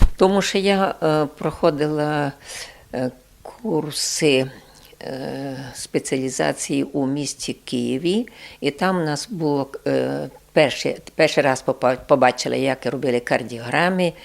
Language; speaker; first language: Ukrainian; non-native, local second language; Rusyn